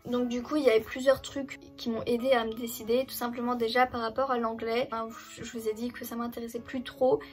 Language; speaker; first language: French; early bilingual, other home language; German